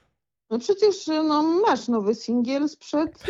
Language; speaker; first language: Polish; native; Polish